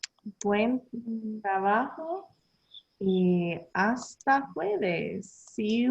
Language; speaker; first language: Spanish; non-native, learner; English